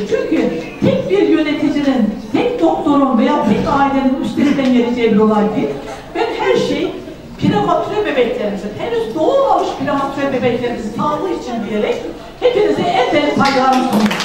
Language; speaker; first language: Turkish; native; Turkish